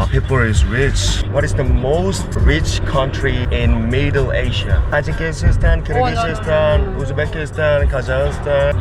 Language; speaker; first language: English; non-native, learner; Korean